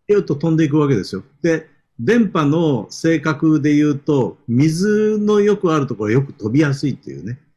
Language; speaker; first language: Japanese; native; Japanese